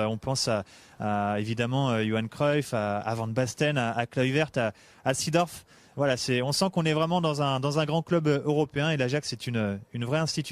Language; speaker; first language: French; native; French